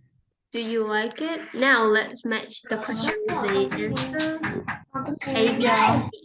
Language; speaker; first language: English; non-native, fluent; Vietnamese